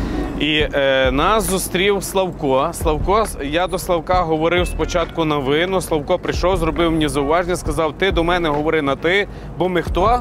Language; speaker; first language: Ukrainian; native; Ukrainian